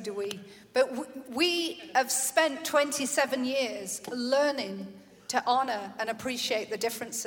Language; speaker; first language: English; native; English